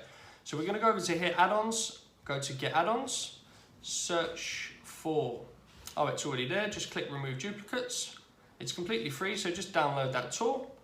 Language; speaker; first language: English; native; English